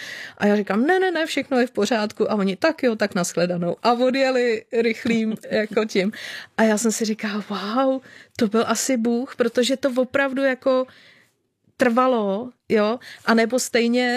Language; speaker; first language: Czech; native; Czech